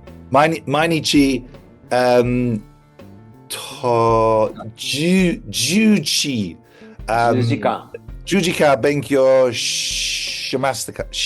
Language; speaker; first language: Japanese; non-native, learner; English